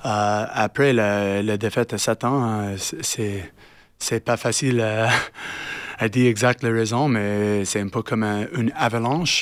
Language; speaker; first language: French; non-native, learner; English